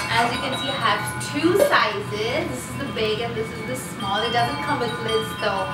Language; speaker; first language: English; non-native, local second language; Hindi